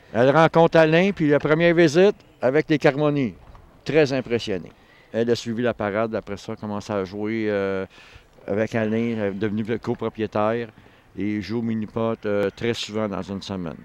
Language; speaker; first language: French; native; French